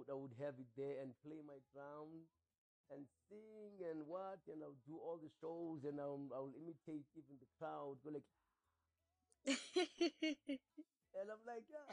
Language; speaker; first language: English; non-native, local second language; Xhosa